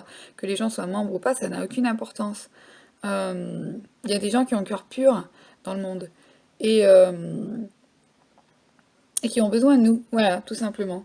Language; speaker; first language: French; native; French